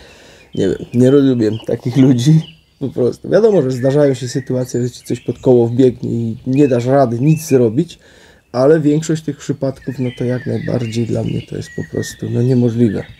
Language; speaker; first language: Polish; native; Polish